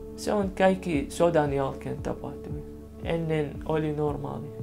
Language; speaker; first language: Finnish; non-native, learner; Arabic